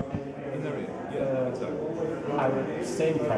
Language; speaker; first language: English; non-native, learner; German